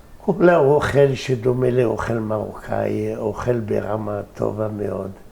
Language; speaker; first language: Hebrew; non-native, fluent; French